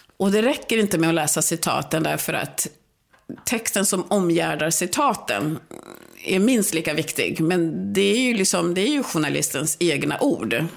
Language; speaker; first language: Swedish; early bilingual, other home language; Swahili